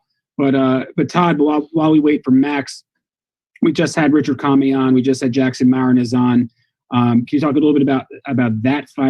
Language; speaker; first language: English; native; English